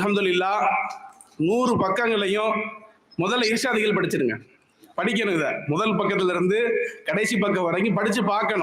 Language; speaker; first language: Tamil; native; Tamil